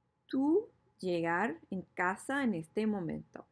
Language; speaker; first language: Spanish; non-native, fluent; English